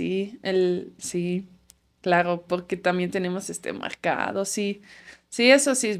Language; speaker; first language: Spanish; non-native, fluent; Dutch